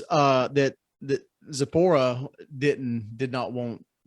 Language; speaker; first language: English; native; English